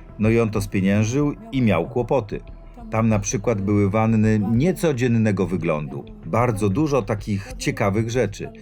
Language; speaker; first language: Polish; early bilingual, other home language; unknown